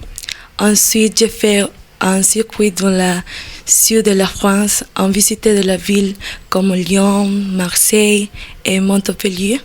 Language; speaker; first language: French; non-native, learner; Spanish